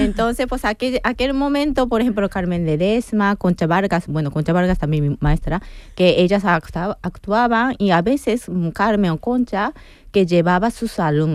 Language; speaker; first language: Spanish; non-native, fluent; Japanese